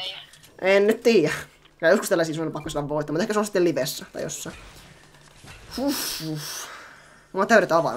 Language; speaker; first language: Finnish; native; Finnish